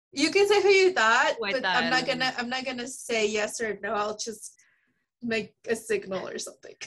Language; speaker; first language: English; early bilingual, other home language; Spanish